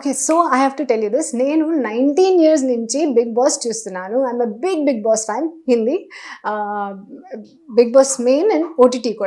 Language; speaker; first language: Telugu; non-native, fluent; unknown